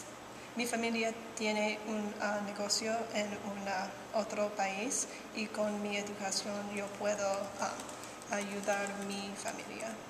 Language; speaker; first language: Spanish; non-native, learner; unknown